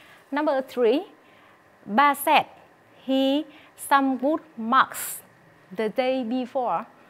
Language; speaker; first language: English; non-native, fluent; Vietnamese